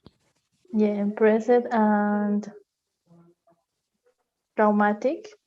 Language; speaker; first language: English; non-native, learner; Spanish